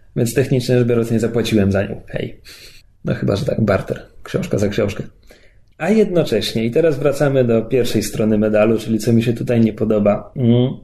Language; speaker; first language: Polish; native; Polish